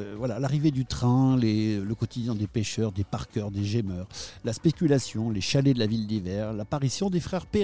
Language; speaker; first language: French; native; French